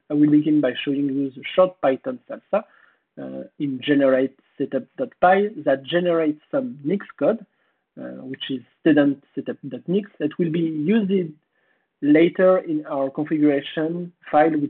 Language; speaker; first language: English; non-native, fluent; French